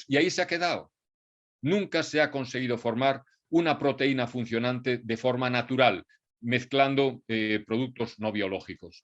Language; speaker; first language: Spanish; native; Spanish